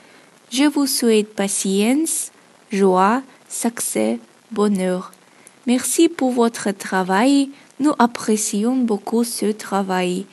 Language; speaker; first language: French; non-native, learner; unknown